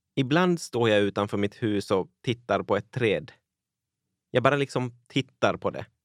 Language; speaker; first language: Swedish; native; Swedish